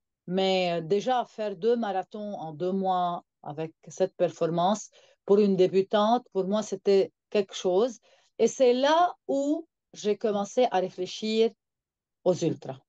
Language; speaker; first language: French; non-native, local second language; Arabic